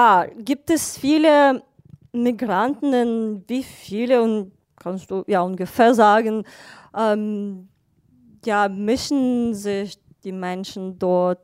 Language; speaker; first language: German; non-native, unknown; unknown